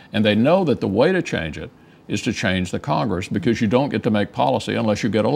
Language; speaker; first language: English; native; English